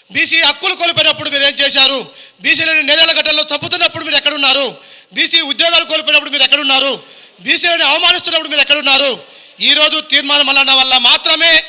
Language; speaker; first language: Telugu; native; Telugu